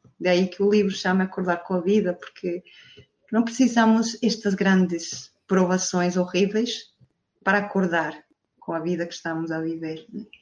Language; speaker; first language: Portuguese; non-native, fluent; Spanish